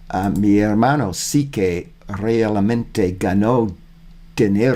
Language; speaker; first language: Spanish; non-native, learner; English